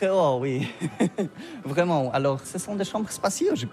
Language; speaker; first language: French; non-native, learner; Polish